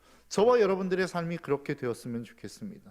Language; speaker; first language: Korean; native; Korean